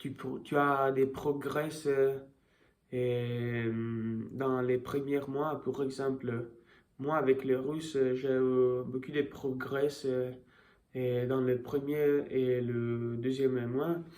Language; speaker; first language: French; non-native, learner; Italian